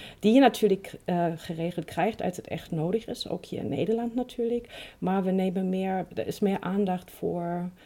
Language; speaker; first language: Dutch; non-native, fluent; German